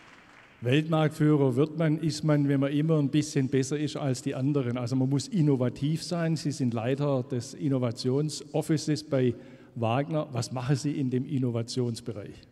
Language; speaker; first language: German; native; German